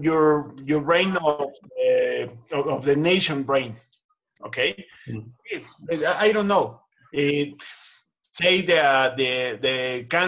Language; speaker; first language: English; non-native, learner; Spanish